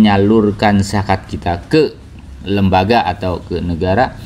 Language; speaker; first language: Indonesian; native; Indonesian